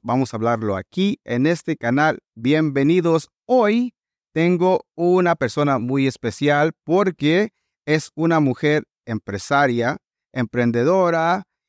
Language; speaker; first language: Spanish; native; Spanish